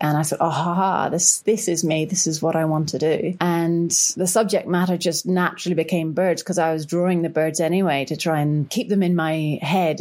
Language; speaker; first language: English; native; English